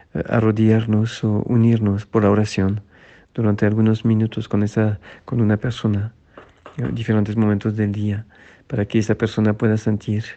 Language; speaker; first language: Spanish; non-native, fluent; French